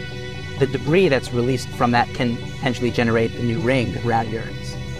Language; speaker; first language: English; native; English